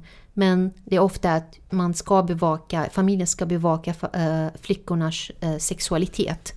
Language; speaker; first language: Swedish; non-native, fluent; Arabic